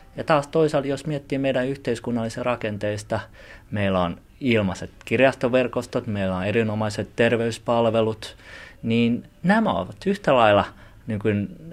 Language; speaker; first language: Finnish; early bilingual, other home language; Chinese